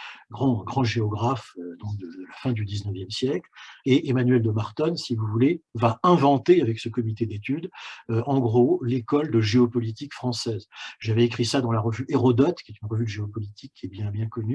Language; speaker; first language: French; native; French